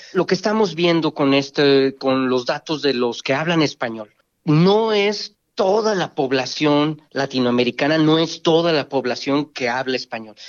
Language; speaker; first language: Spanish; native; Spanish